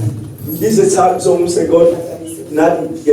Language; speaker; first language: German; non-native, learner; French